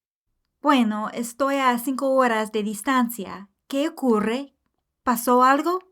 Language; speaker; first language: Spanish; non-native, fluent; English